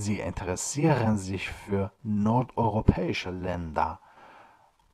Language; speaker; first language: German; non-native, fluent; Persian